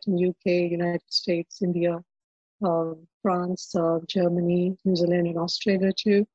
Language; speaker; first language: English; non-native, local second language; Telugu